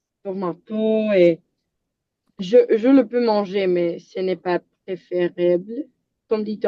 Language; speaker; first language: French; non-native, learner; English